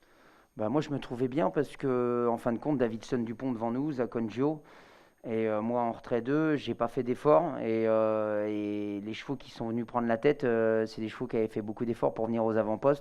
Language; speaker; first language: French; native; French